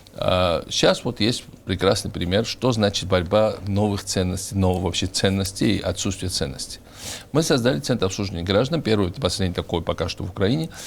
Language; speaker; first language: Russian; non-native, local second language; Georgian